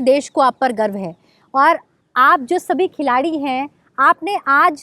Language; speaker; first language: Hindi; native; Hindi